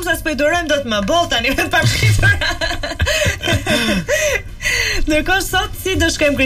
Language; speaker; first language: Albanian; native; Albanian